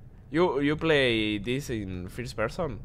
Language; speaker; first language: English; non-native, learner; Spanish